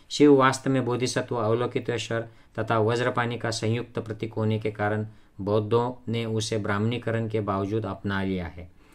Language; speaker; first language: Hindi; non-native, local second language; Marathi